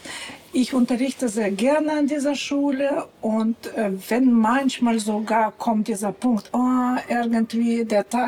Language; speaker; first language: German; non-native, fluent; Russian